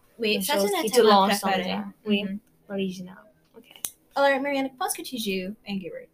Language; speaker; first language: French; non-native, learner; English